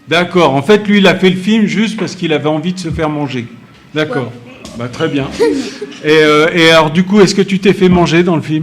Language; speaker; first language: French; native; French